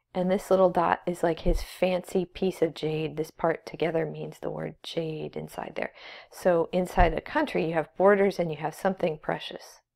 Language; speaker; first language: English; native; English